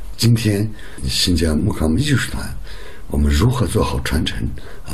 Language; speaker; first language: Chinese; non-native, local second language; Uyghur